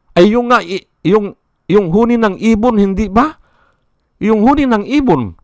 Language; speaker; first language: Filipino; native; Filipino